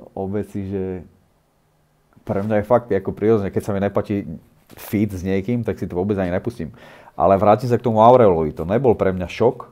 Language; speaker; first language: Slovak; native; Slovak